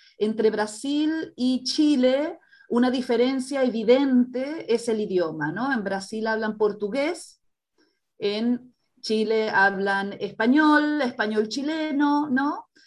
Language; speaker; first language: Spanish; native; Spanish